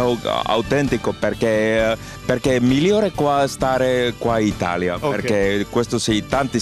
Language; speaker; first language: Italian; non-native, learner; Finnish